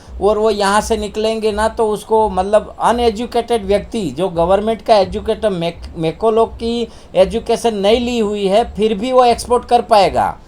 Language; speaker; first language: Hindi; non-native, local second language; Gujarati